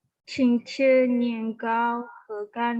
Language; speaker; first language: Chinese; non-native, learner; Malay